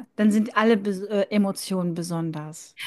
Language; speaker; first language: German; native; German